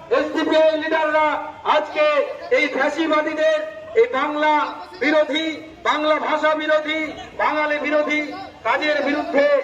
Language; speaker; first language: Bangla; native; Bangla